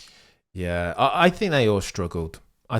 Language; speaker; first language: English; native; English